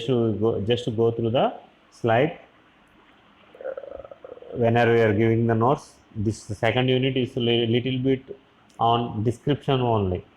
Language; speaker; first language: English; non-native, local second language; Telugu